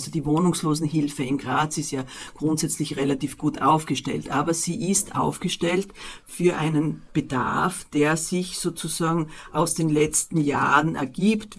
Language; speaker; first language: German; native; German